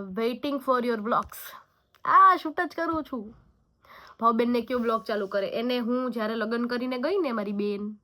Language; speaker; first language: Gujarati; native; Gujarati